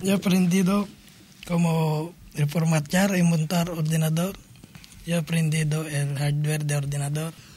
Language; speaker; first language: Spanish; non-native, learner; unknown